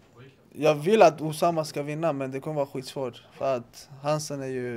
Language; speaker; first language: Swedish; non-native, local second language; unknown